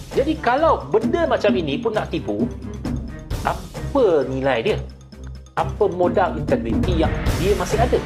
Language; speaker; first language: Malay; native; Malay